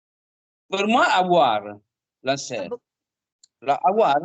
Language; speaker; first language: French; non-native, learner; Italian